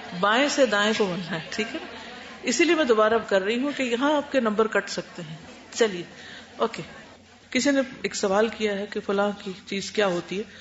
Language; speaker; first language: Urdu; native; Urdu